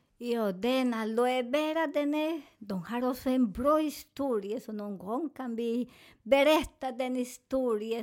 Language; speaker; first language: Swedish; non-native, fluent; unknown